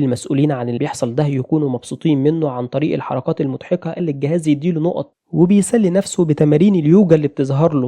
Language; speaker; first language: Arabic; native; Arabic